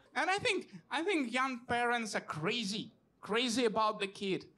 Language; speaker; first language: English; non-native, fluent; Russian